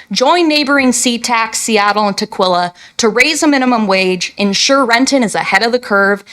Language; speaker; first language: English; native; English